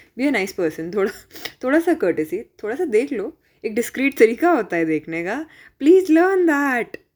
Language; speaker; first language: Hindi; native; Hindi